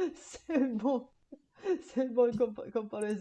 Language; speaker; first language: French; non-native, fluent; Bulgarian